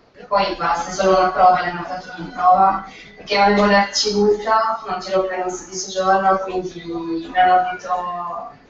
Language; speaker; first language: Italian; non-native, learner; Arabic